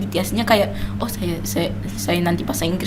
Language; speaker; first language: Indonesian; non-native, local second language; English